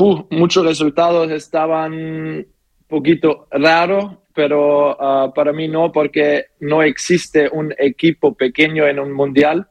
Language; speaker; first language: Spanish; non-native, learner; German